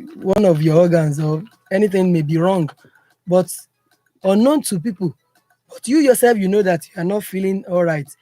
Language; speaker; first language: English; non-native, local second language; Yoruba